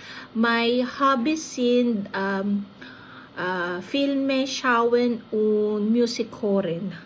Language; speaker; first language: German; non-native, learner; Filipino